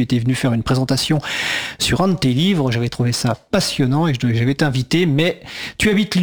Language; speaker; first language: French; native; French